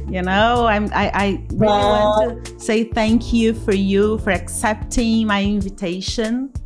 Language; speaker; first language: English; non-native, fluent; Portuguese